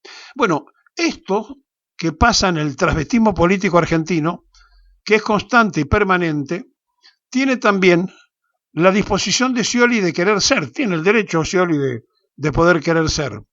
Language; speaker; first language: Spanish; native; Spanish